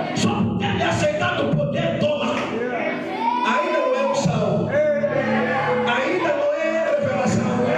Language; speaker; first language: Portuguese; non-native, local second language; Tsonga